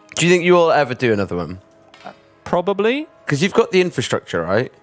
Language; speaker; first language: English; native; English